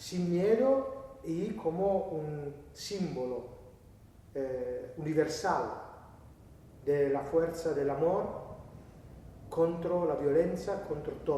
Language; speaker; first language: Spanish; non-native, learner; Italian